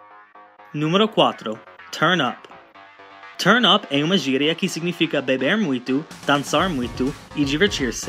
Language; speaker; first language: Portuguese; non-native, fluent; English